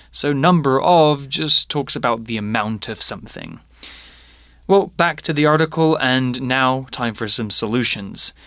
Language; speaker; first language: English; native; English